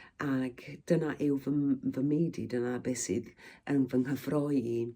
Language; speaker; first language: Welsh; native; Welsh